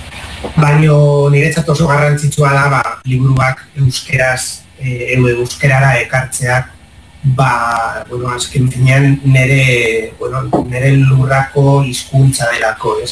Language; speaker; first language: Basque; non-native, local second language; Spanish